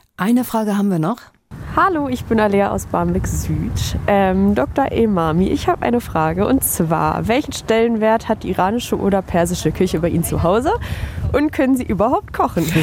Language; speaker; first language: German; native; German